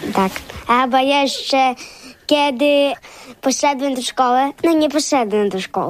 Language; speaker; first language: Polish; early bilingual, other home language; Ukrainian